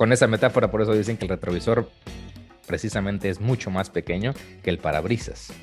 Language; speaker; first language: Spanish; native; Spanish